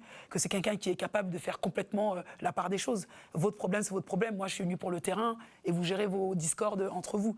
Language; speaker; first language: French; native; French